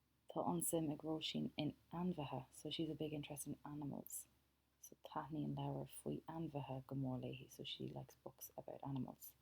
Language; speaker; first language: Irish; non-native, local second language; English